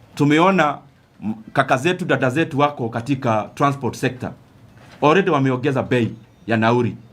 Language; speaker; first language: Swahili; non-native, local second language; Kikuyu